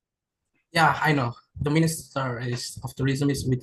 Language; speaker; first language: English; non-native, learner; Indonesian